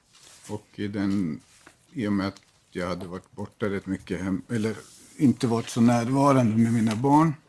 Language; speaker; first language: Swedish; native; Swedish